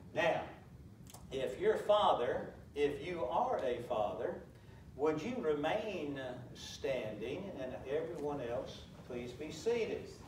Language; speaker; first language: English; native; English